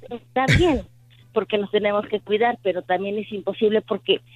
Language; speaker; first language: Spanish; native; Spanish